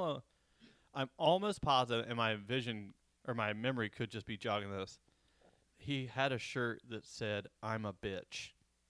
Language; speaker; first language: English; native; English